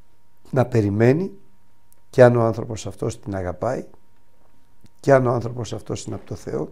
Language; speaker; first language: Greek; native; Greek